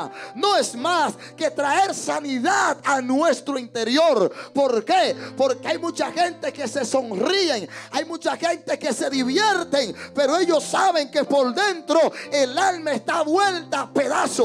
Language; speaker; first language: Spanish; native; Spanish